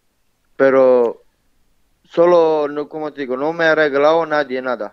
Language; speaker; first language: Spanish; non-native, learner; Romanian